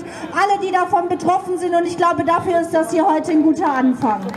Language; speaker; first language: German; native; German